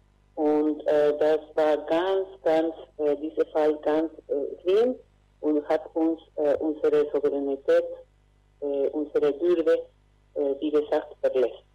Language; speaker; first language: German; non-native, fluent; Spanish